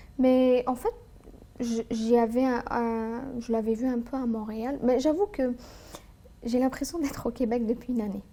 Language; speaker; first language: French; non-native, local second language; Arabic